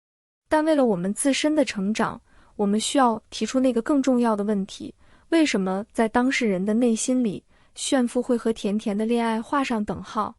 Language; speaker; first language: Chinese; native; Chinese